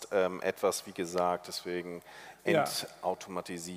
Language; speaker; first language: German; native; German